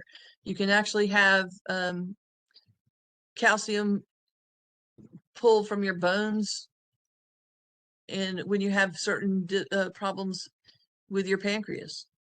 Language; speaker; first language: English; native; English